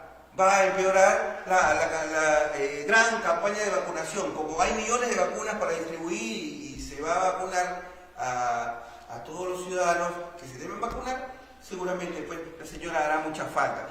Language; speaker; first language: Spanish; native; Spanish